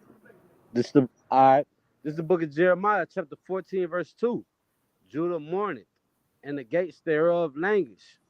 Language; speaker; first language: English; native; English